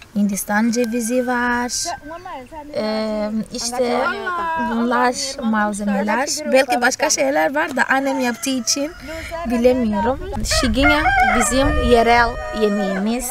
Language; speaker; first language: Turkish; non-native, fluent; Portuguese